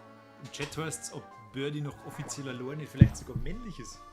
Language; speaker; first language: German; native; German